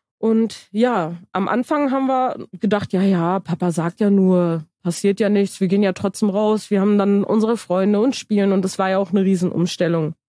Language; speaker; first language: German; early bilingual, other home language; Turkish